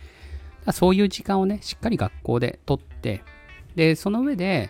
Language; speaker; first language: Japanese; native; Japanese